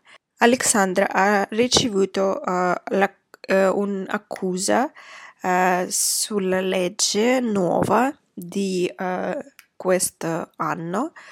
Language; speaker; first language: Italian; non-native, fluent; Russian